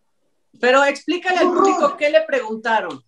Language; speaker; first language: Spanish; native; Spanish